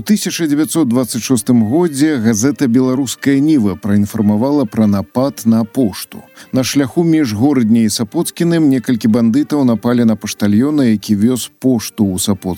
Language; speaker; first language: Belarusian; native; Belarusian